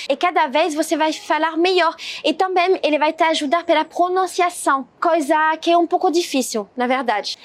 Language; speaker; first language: Portuguese; non-native, fluent; French